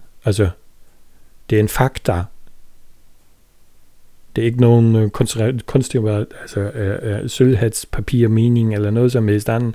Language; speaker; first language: Danish; non-native, fluent; German